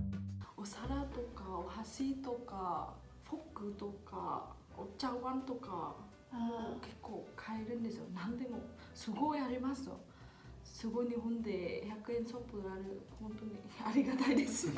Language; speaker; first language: Japanese; non-native, fluent; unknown